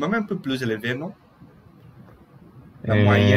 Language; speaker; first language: French; non-native, fluent; Portuguese